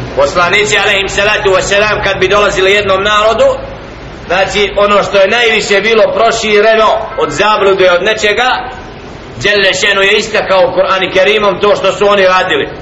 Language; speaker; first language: Bosnian; native; Bosnian